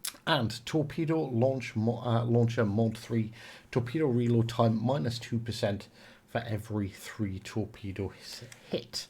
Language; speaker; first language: English; native; English